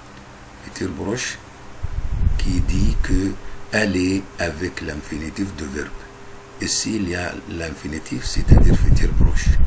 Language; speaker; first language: French; non-native, fluent; Arabic